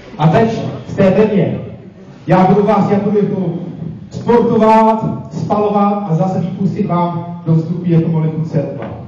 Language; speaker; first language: Czech; non-native, fluent; English